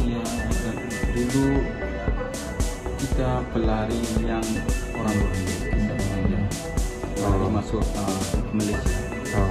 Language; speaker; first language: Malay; non-native, fluent; Rohingya